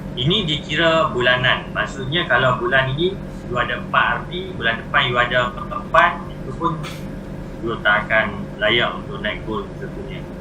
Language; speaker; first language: Malay; native; Malay